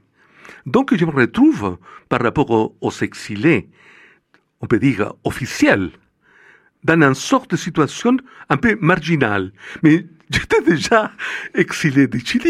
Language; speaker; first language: French; non-native, fluent; Spanish